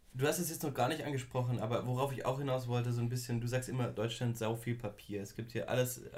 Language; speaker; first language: German; native; German